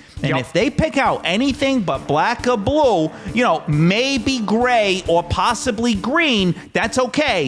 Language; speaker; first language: English; native; English